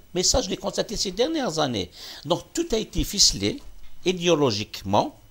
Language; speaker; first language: French; non-native, local second language; Kabyle